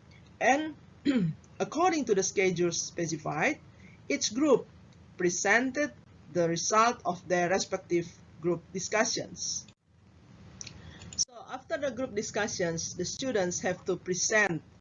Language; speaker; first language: English; non-native, learner; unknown